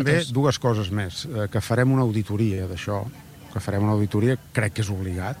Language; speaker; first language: Catalan; native; Catalan